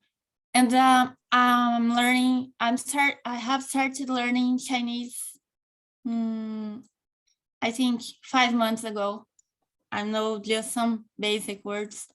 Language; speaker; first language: English; non-native, local second language; Portuguese